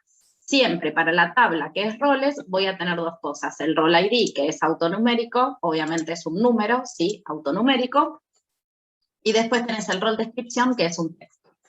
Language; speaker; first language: Spanish; native; Spanish